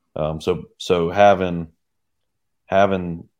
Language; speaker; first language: English; native; English